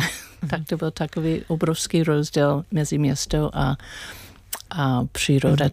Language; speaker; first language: Czech; non-native, learner; English